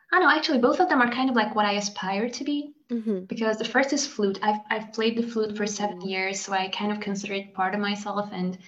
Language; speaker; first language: English; non-native, fluent; Hungarian